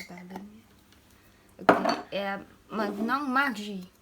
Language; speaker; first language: French; non-native, learner; Khmer